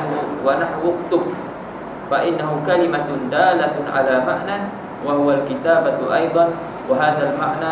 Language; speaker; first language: Arabic; non-native, fluent; Malay